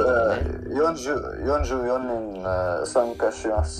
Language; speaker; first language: Japanese; non-native, learner; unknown